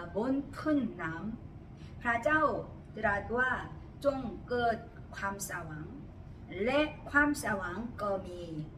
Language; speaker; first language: Thai; non-native, learner; Korean